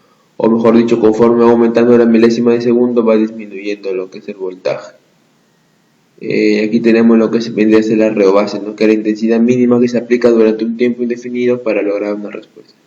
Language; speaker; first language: Spanish; native; Spanish